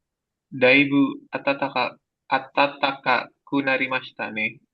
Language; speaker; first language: Japanese; non-native, learner; Indonesian